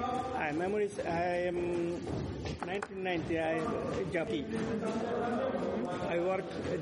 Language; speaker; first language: English; non-native, learner; Bangla